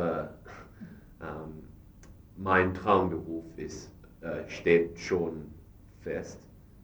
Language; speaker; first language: German; non-native, learner; English